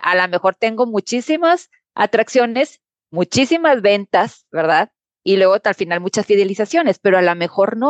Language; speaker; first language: Spanish; native; Spanish